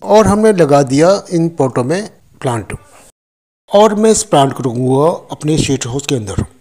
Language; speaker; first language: Hindi; non-native, local second language; Nepali